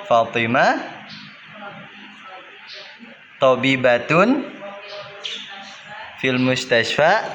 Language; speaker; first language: Arabic; non-native, fluent; Indonesian